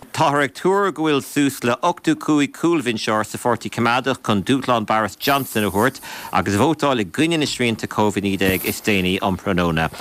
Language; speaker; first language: Irish; native; Irish